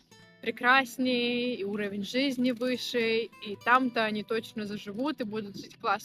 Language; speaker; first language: Russian; native; Russian